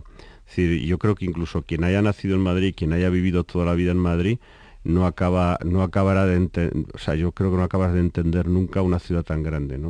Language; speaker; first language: Spanish; native; Spanish